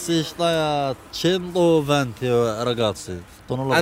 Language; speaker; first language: Italian; non-native, learner; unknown